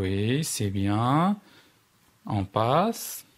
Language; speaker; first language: French; non-native, local second language; Arabic